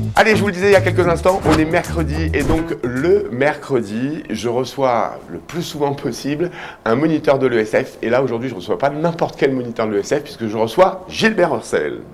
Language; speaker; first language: French; native; French